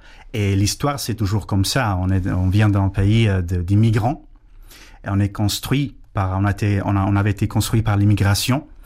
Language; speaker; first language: French; non-native, fluent; Spanish